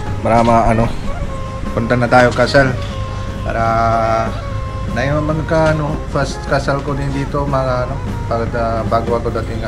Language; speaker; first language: Filipino; early bilingual, heritage; Filipino